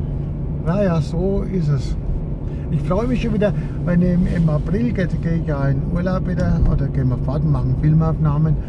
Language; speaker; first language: German; native; German